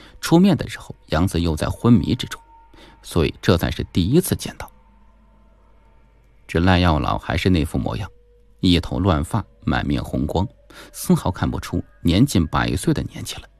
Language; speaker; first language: Chinese; native; Chinese